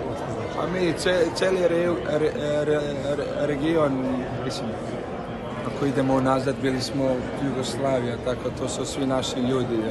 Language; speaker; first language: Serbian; early bilingual, heritage; Slovenian